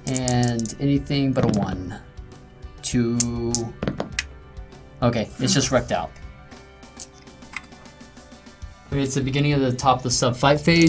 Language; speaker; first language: English; native; English